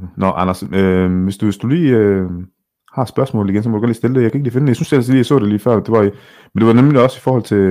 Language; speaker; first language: Danish; early bilingual, other home language; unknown